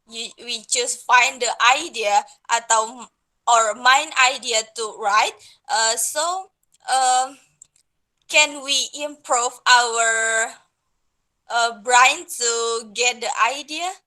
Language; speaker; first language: English; non-native, learner; Indonesian